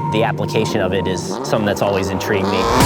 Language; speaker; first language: English; native; English